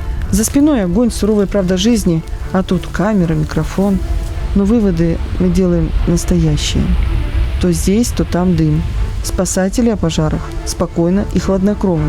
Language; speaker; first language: Russian; native; Russian